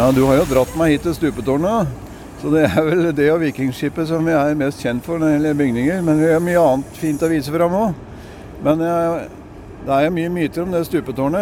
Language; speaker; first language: Norwegian; native; Norwegian